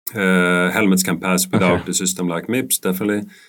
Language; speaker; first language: English; non-native, fluent; Swedish